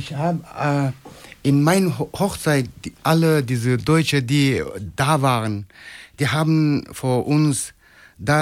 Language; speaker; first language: German; non-native, learner; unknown